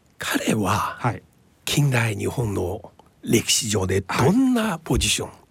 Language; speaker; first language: Japanese; non-native, fluent; Chinese